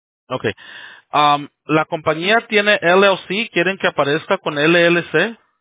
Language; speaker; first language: Spanish; early bilingual, heritage; Spanish